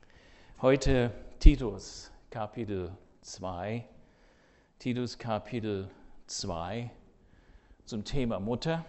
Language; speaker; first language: German; non-native, fluent; English